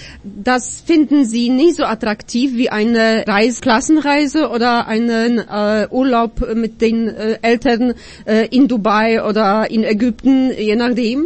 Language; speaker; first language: German; non-native, fluent; Polish